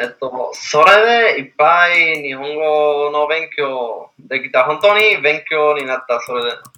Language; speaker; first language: Japanese; non-native, learner; English